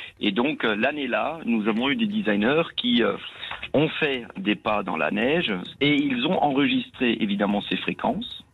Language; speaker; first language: French; native; French